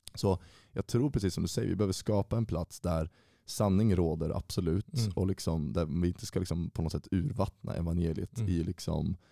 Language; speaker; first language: Swedish; native; Swedish